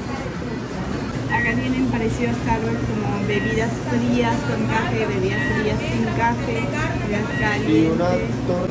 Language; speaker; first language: Spanish; non-native, fluent; French